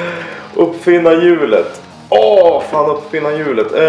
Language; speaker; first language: Swedish; native; Swedish